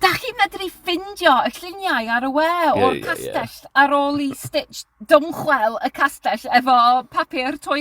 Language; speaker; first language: Welsh; non-native, learner; English